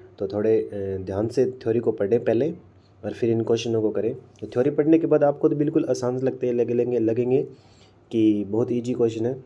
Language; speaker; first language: Hindi; native; Hindi